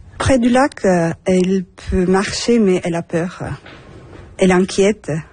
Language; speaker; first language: French; non-native, learner; Turkish